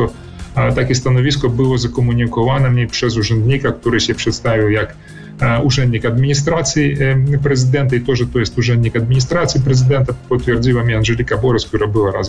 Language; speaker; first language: Polish; early bilingual, heritage; Polish